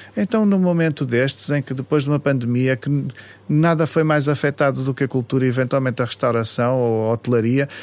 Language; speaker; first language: Portuguese; native; Portuguese